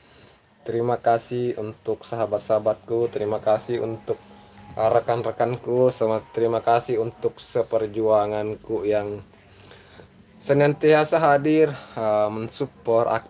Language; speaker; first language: Indonesian; native; Indonesian